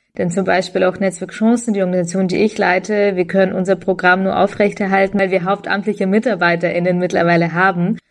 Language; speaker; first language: German; early bilingual, other home language; Russian